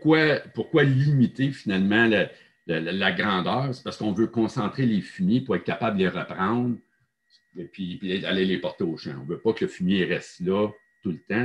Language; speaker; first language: French; native; French